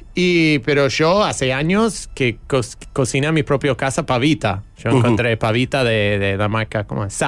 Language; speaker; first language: Spanish; non-native, fluent; English